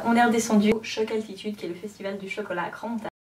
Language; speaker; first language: French; native; French